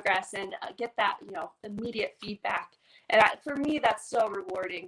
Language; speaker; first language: English; native; English